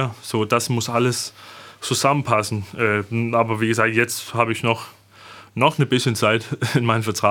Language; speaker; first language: German; non-native, fluent; Danish